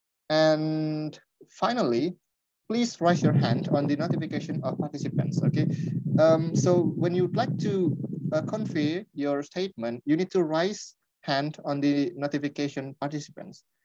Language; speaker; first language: English; non-native, fluent; Indonesian